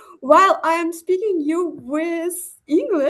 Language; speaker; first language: English; non-native, learner; Uzbek